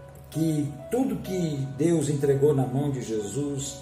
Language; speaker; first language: Portuguese; native; Portuguese